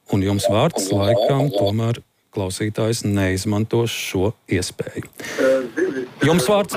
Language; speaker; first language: Latvian; native; Latvian